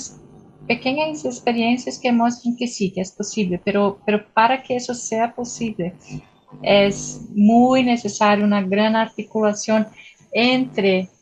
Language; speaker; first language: Spanish; non-native, fluent; Portuguese